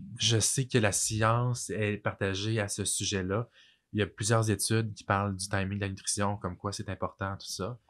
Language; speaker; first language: French; native; French